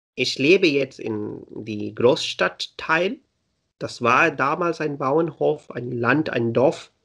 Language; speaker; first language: German; non-native, fluent; Urdu